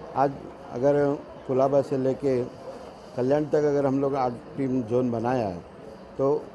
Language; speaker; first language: Hindi; non-native, local second language; Marathi